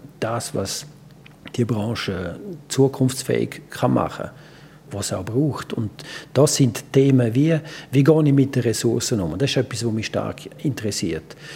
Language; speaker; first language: German; non-native, local second language; Romansh